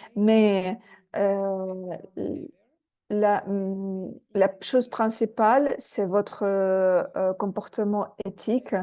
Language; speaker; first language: French; non-native, fluent; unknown